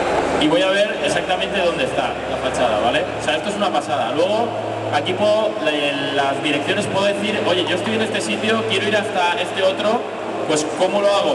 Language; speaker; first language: Spanish; native; Spanish